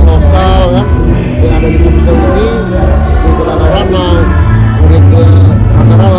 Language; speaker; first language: Indonesian; native; Indonesian